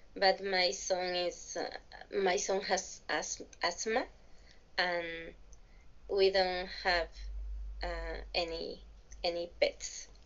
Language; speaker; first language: English; non-native, learner; Spanish